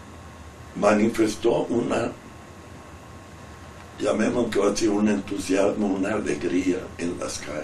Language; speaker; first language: Spanish; non-native, fluent; Italian